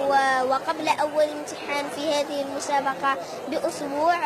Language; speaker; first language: Arabic; native; Arabic